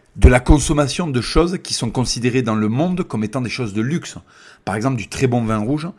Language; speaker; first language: French; native; French